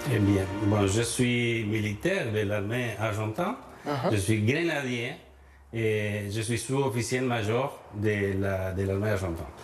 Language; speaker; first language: French; non-native, learner; Spanish